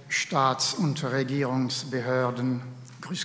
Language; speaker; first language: German; non-native, fluent; French